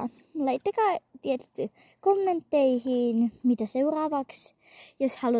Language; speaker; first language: Finnish; native; Finnish